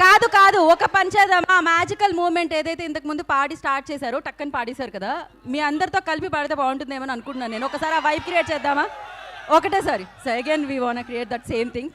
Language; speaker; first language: Telugu; native; Telugu